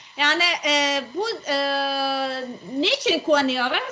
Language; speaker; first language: Turkish; non-native, learner; Serbian